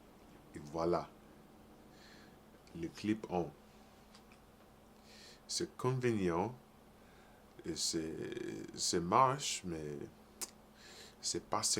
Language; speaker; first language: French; non-native, learner; English